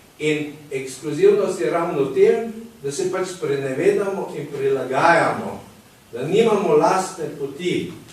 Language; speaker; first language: Slovenian; native; Slovenian